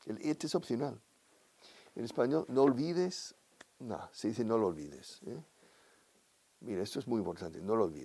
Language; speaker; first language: Spanish; non-native, fluent; English